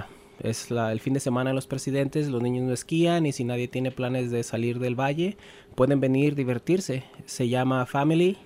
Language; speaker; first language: Spanish; native; Spanish